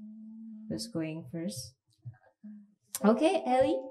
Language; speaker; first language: English; non-native, fluent; Indonesian